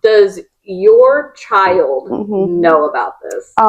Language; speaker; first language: English; native; English